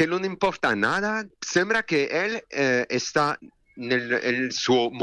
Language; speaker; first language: Spanish; non-native, learner; French